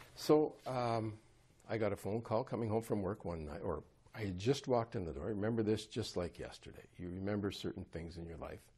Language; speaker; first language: English; native; English